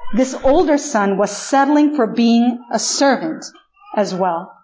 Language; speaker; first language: English; non-native, fluent; Spanish